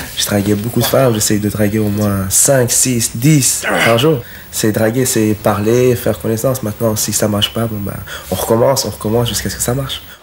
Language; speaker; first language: French; native; French